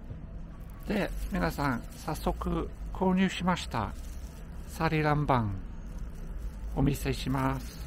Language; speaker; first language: Japanese; non-native, fluent; English